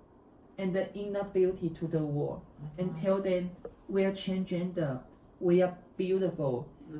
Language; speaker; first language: English; non-native, learner; Chinese